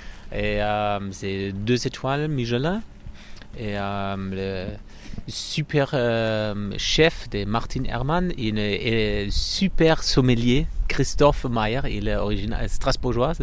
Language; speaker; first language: French; non-native, fluent; German